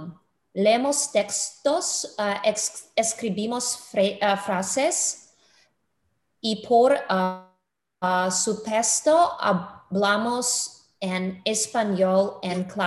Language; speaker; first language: Spanish; non-native, learner; English